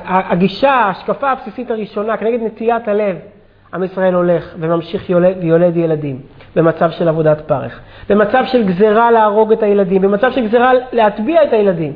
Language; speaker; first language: Hebrew; native; Hebrew